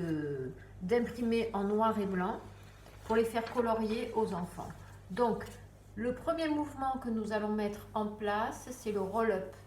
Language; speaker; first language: French; native; French